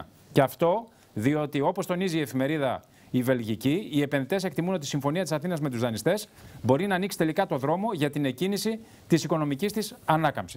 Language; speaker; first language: Greek; native; Greek